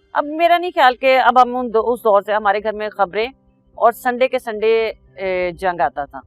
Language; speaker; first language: Urdu; non-native, local second language; Punjabi